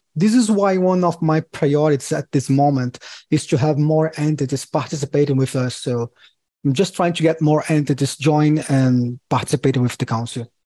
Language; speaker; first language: English; non-native, fluent; Portuguese